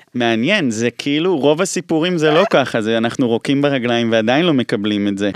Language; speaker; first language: Hebrew; native; Hebrew